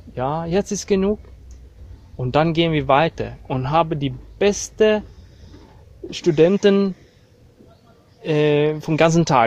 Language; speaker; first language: German; non-native, learner; Swedish